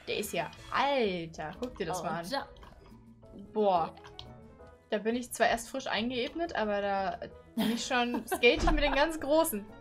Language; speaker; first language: German; native; German